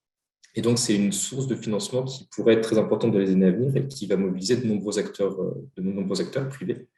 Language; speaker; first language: French; native; French